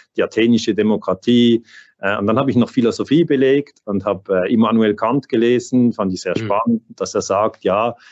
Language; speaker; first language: German; native; German